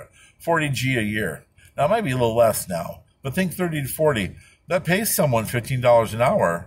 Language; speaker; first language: English; native; English